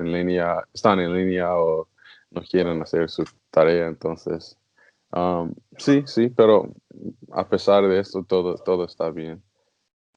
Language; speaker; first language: Spanish; non-native, learner; English